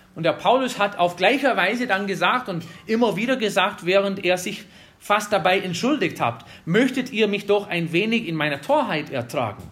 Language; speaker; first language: German; non-native, fluent; English